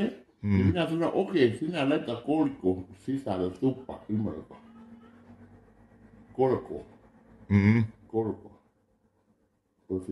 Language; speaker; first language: Finnish; non-native, learner; Thai